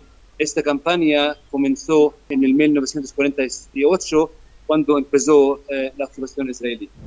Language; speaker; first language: Spanish; non-native, fluent; Arabic